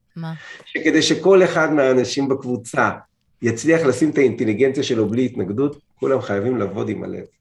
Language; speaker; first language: Hebrew; native; Hebrew